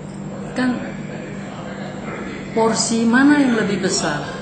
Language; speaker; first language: Indonesian; native; Indonesian